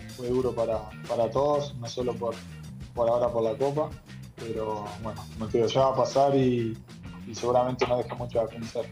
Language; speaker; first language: Spanish; native; Spanish